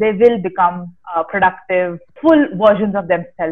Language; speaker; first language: English; non-native, local second language; Kannada